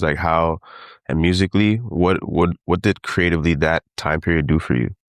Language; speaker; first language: English; native; English